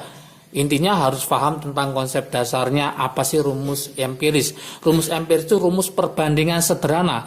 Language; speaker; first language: Indonesian; native; Indonesian